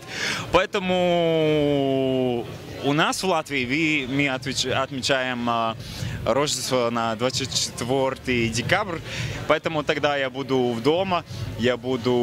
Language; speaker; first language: Russian; non-native, fluent; Latvian